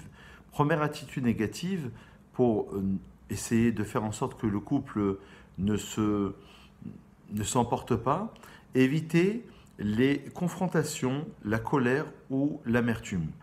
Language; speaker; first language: French; native; French